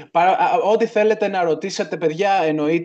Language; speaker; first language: Greek; native; Greek